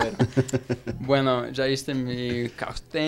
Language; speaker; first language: Spanish; non-native, fluent; English